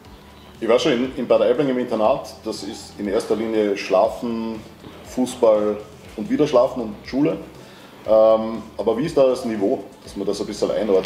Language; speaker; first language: German; native; German